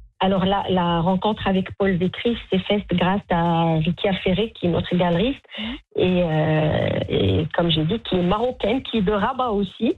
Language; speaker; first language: French; non-native, local second language; Arabic